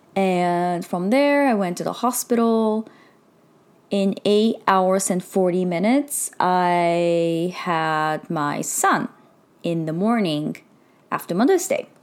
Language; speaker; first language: English; early bilingual, heritage; Japanese